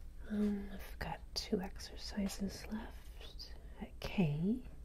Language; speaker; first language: English; native; English